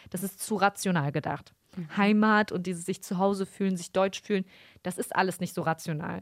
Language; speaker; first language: German; early bilingual, other home language; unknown